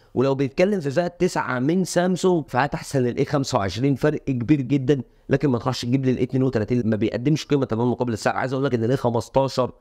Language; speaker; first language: Arabic; native; Arabic